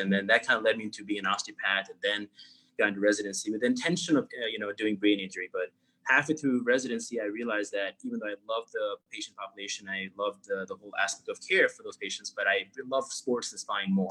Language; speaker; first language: English; non-native, local second language; Urdu